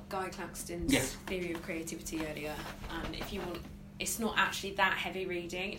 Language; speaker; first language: English; native; English